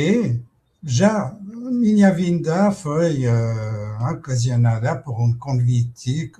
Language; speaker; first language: Portuguese; non-native, fluent; French